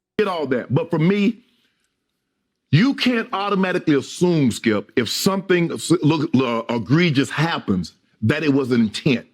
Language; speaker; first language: English; native; English